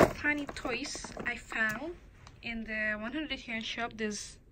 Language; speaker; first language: English; non-native, learner; Indonesian